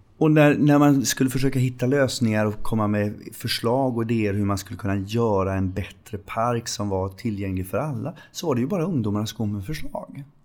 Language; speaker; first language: Swedish; native; Swedish